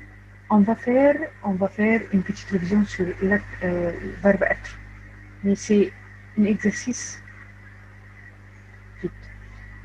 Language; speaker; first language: French; non-native, fluent; Arabic